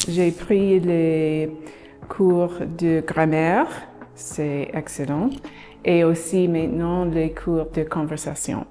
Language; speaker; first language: French; non-native, learner; English